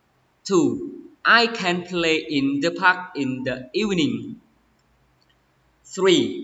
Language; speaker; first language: English; non-native, learner; Khmer